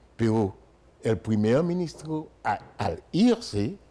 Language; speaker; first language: Spanish; non-native, fluent; Haitian Creole